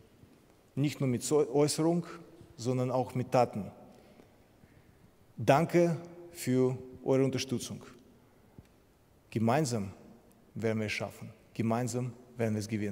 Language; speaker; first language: German; non-native, fluent; Ukrainian